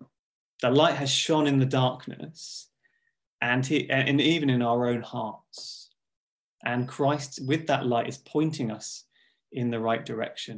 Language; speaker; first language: English; native; English